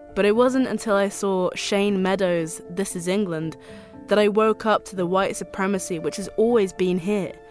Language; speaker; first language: English; native; English